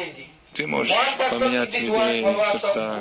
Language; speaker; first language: Russian; non-native, learner; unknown